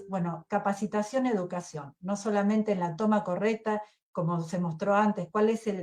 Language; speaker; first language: Spanish; native; Spanish